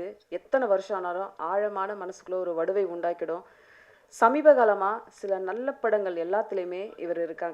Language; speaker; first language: Tamil; native; Tamil